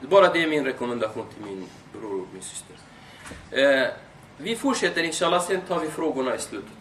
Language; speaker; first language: Swedish; non-native, fluent; Arabic